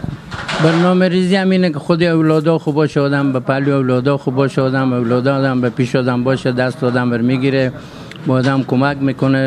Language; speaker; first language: Persian; native; Persian